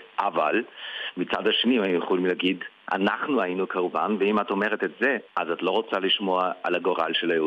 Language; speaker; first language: Hebrew; early bilingual, heritage; Hebrew